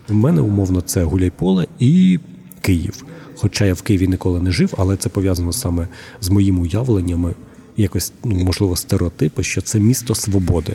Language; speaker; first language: Ukrainian; native; Ukrainian